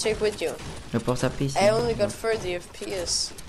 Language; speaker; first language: English; non-native, fluent; Danish